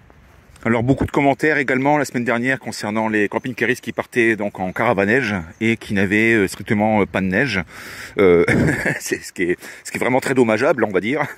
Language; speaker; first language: French; native; French